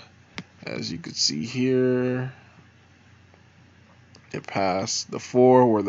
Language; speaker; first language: English; native; English